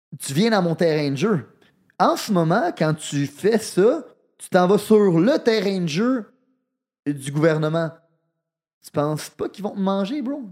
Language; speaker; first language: French; native; French